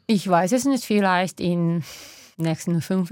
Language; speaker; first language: German; non-native, fluent; Japanese